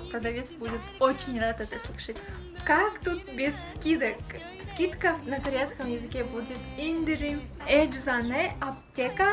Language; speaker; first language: Russian; non-native, local second language; Kazakh